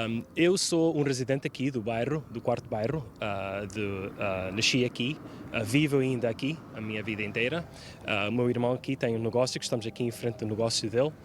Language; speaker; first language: Portuguese; early bilingual, heritage; Portuguese